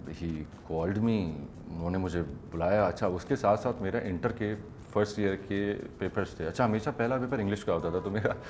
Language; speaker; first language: Urdu; native; Urdu